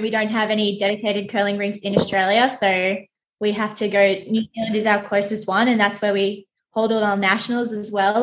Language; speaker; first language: English; native; English